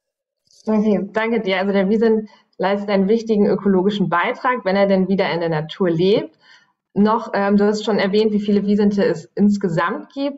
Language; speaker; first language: German; native; German